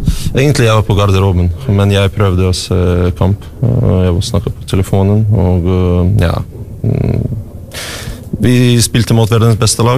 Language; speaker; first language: Norwegian; non-native, learner; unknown